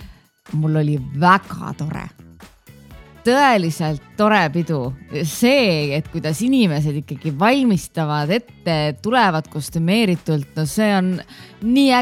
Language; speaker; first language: Estonian; native; Estonian